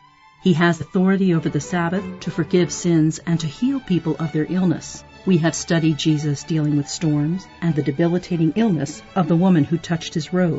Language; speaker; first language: English; native; English